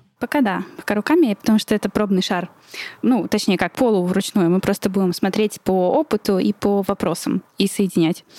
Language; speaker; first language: Russian; native; Russian